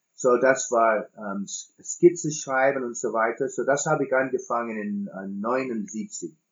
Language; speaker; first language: German; non-native, fluent; English